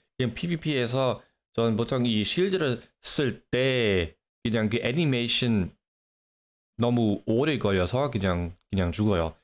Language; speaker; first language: Korean; non-native, fluent; English